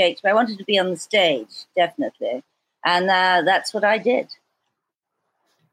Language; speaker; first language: English; native; English